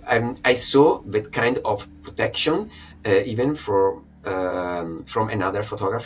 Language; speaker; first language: English; non-native, fluent; Italian